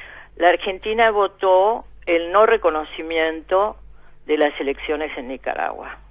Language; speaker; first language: Spanish; native; Spanish